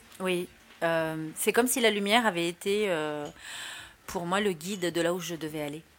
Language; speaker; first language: French; early bilingual, other home language; Spanish